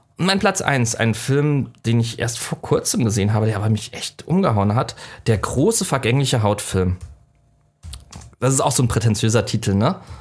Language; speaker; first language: German; native; German